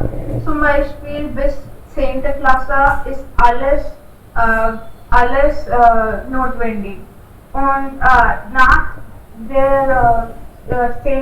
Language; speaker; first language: German; non-native, learner; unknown